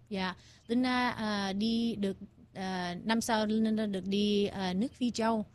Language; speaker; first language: Vietnamese; early bilingual, heritage; Vietnamese